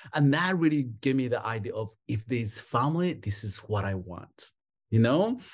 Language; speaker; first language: English; non-native, local second language; Kinyarwanda